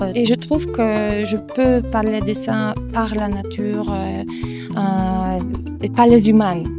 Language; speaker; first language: French; non-native, fluent; Polish